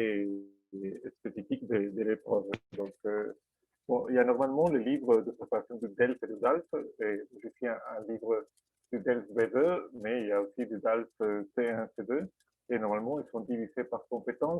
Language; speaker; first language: French; non-native, fluent; Spanish